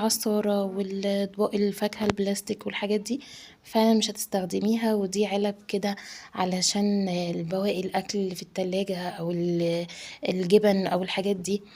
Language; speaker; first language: Arabic; native; Arabic